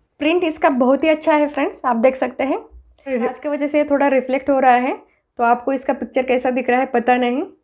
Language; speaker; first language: Hindi; non-native, local second language; Marathi